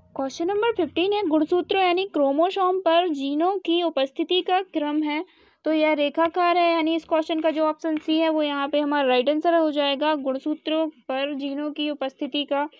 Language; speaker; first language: Hindi; native; Hindi